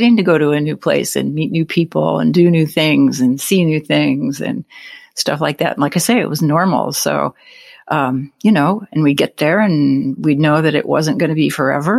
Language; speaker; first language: English; native; English